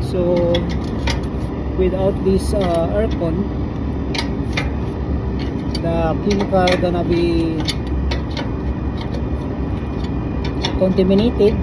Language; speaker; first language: English; non-native, learner; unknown